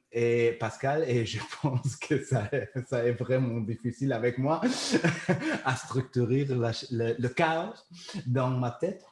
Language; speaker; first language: French; non-native, learner; German